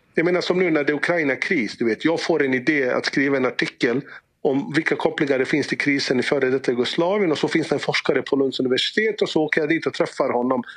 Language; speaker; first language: Swedish; early bilingual, other home language; Bosnian